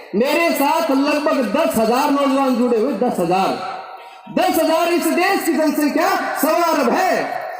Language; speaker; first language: Hindi; native; Hindi